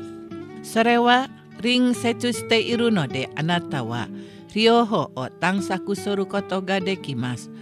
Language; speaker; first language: Japanese; non-native, fluent; Indonesian